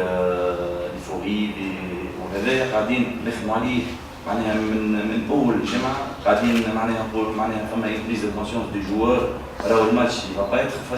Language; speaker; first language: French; non-native, local second language; Arabic